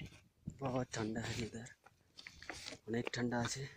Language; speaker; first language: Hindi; non-native, local second language; Bangla